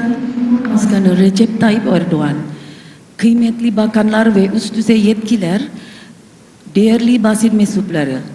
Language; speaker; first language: Turkish; non-native, fluent; Indonesian